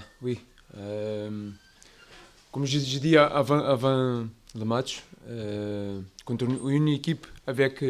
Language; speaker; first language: French; non-native, learner; Portuguese